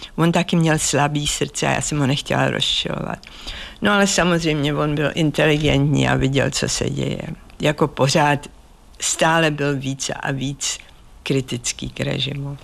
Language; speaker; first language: Czech; native; Czech